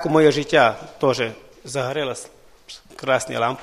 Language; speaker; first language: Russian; non-native, local second language; Ukrainian